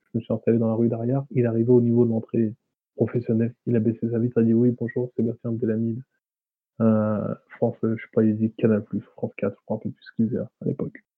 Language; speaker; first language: French; native; French